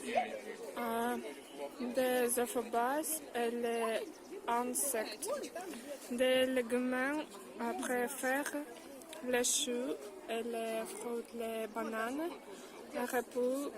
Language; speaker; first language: French; non-native, learner; Russian